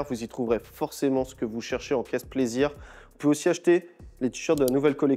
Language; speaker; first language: French; native; French